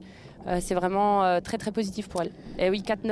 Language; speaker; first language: French; native; French